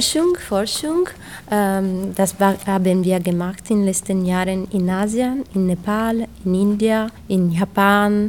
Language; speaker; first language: German; non-native, learner; Italian